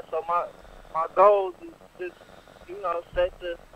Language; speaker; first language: English; native; English